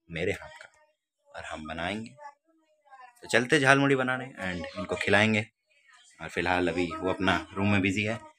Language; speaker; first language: Hindi; native; Hindi